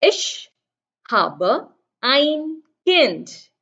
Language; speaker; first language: German; non-native, fluent; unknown